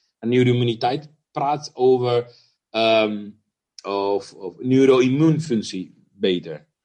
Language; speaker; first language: Dutch; non-native, fluent; Spanish